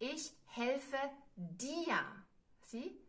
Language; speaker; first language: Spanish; non-native, fluent; German